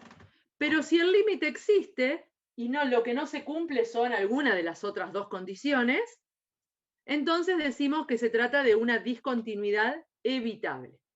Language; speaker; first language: Spanish; native; Spanish